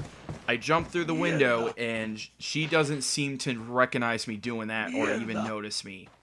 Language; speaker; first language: English; native; English